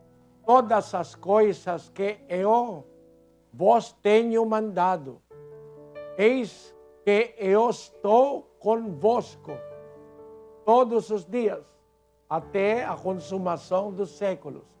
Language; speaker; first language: Portuguese; non-native, learner; Filipino